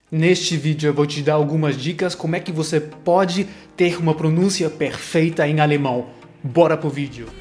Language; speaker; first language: Portuguese; non-native, fluent; German